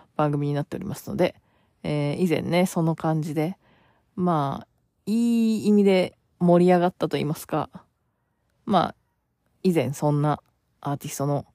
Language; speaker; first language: Japanese; native; Japanese